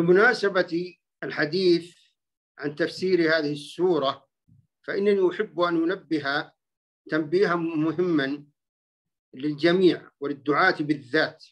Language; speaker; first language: Arabic; native; Arabic